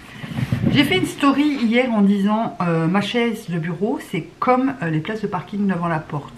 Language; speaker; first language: French; native; French